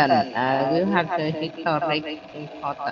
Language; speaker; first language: English; non-native, learner; Vietnamese